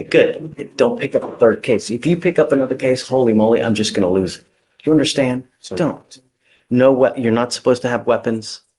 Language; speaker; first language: English; native; English